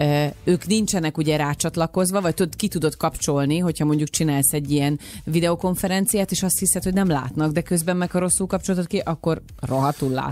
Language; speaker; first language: Hungarian; native; Hungarian